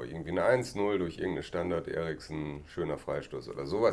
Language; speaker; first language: German; native; German